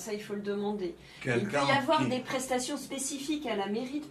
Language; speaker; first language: French; native; French